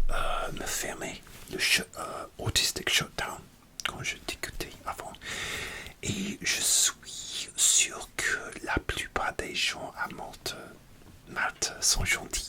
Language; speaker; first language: French; non-native, learner; English